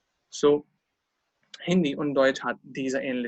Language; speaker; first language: German; non-native, fluent; Hindi